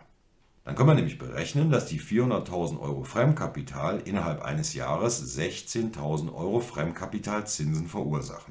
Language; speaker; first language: German; native; German